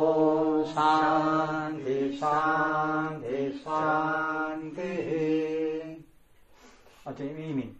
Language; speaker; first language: Japanese; non-native, fluent; Bangla